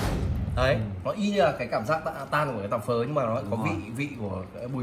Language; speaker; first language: Vietnamese; native; Vietnamese